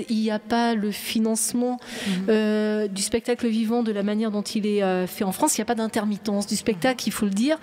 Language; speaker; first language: French; native; French